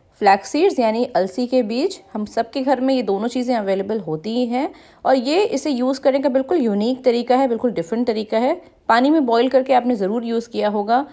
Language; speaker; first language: Hindi; native; Hindi